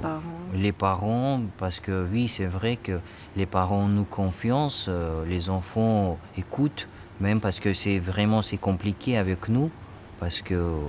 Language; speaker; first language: French; non-native, learner; Russian